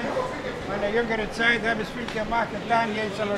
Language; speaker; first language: German; non-native, learner; Greek